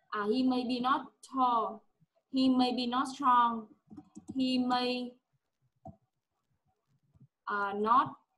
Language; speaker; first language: English; non-native, fluent; Vietnamese